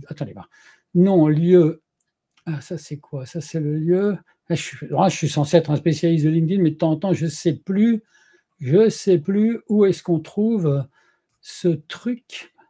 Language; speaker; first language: French; native; French